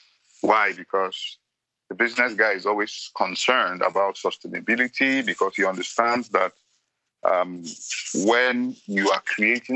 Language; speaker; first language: English; non-native, local second language; Yoruba